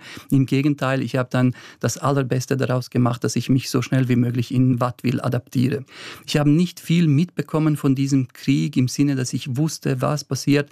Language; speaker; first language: German; early bilingual, other home language; Bosnian